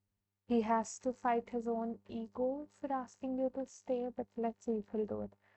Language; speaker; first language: English; non-native, local second language; Hindi